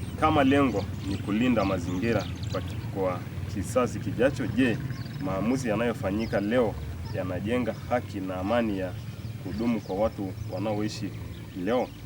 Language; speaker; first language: Swahili; non-native, local second language; Masai